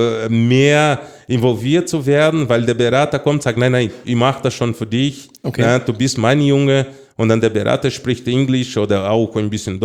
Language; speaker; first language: German; non-native, fluent; Portuguese